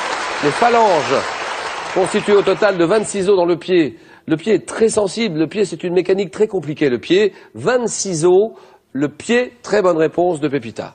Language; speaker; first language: French; native; French